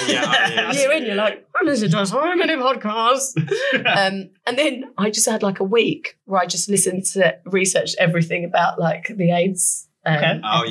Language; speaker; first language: English; native; English